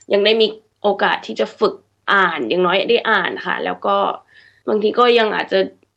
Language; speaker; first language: Thai; early bilingual, heritage; Thai